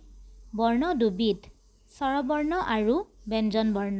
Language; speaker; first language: Assamese; native; Assamese